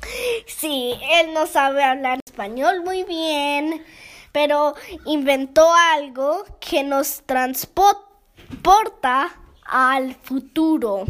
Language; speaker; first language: Spanish; early bilingual, heritage; Spanish